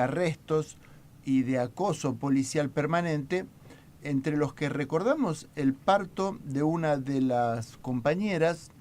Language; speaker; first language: Spanish; native; Spanish